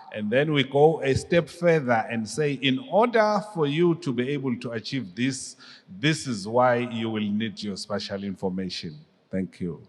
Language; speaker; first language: English; non-native, local second language; Swati